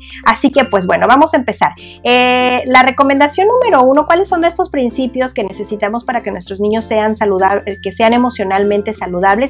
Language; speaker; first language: Spanish; native; Spanish